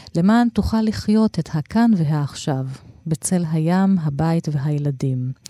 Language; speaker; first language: Hebrew; native; Hebrew